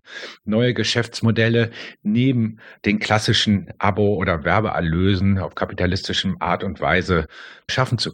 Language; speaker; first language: German; native; German